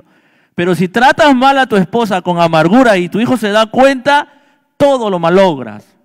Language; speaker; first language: Spanish; native; Spanish